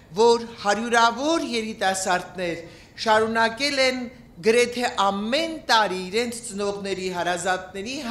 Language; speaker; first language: Armenian; native; Armenian